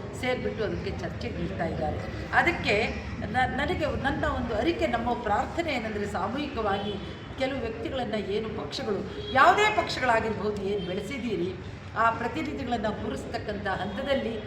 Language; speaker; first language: Kannada; non-native, local second language; Lambadi